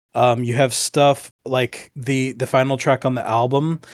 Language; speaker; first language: English; native; English